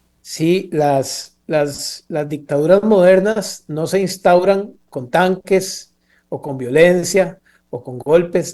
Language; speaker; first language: Spanish; native; Spanish